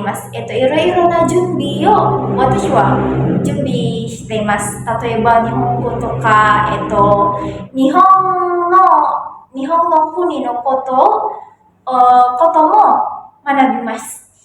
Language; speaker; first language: Japanese; non-native, learner; Indonesian